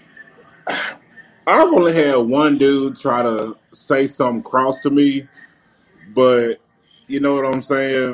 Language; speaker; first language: English; native; English